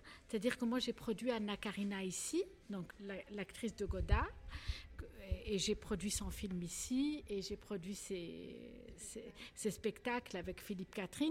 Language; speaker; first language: French; non-native, local second language; Arabic